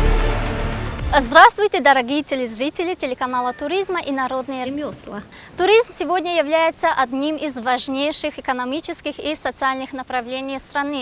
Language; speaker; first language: Russian; non-native, local second language; Tajik